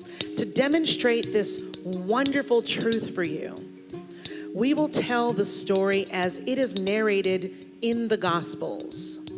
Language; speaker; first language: English; native; English